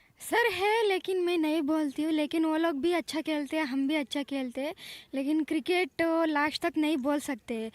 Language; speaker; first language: Hindi; non-native, local second language; Odia